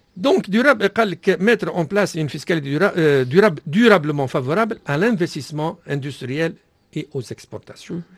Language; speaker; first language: French; non-native, local second language; Arabic